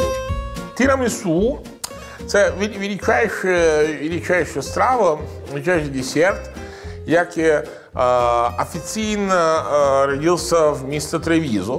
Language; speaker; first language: Ukrainian; non-native, learner; Italian